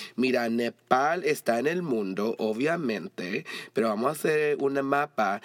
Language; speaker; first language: Spanish; early bilingual, heritage; Spanish